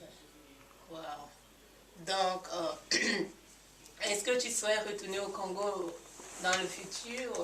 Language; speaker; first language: French; non-native, learner; English